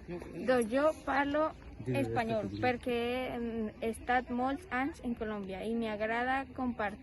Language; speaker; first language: Catalan; non-native, learner; Spanish